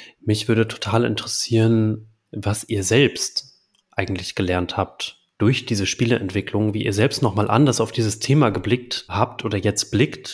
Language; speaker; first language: German; native; German